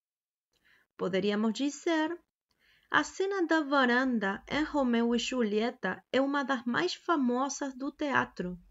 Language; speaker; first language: Portuguese; non-native, fluent; Spanish